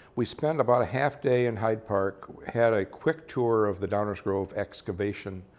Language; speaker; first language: English; native; English